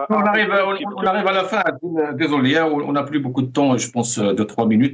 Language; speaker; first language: French; non-native, local second language; Arabic